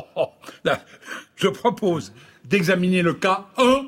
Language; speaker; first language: French; native; French